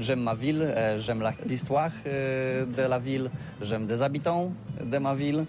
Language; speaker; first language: French; non-native, learner; Polish